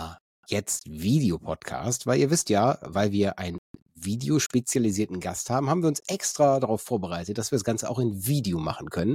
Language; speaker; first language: German; native; German